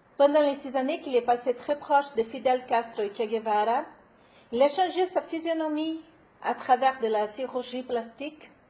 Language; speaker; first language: French; non-native, fluent; Portuguese